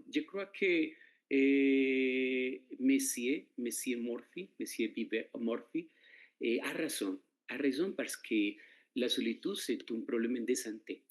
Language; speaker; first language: French; non-native, fluent; Spanish